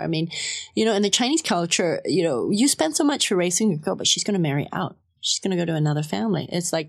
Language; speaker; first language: English; non-native, local second language; Cantonese